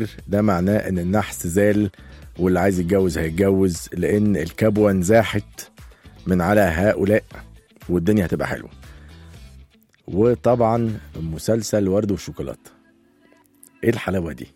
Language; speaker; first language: Arabic; native; Arabic